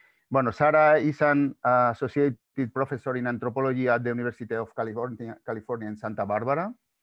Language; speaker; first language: English; non-native, learner; Spanish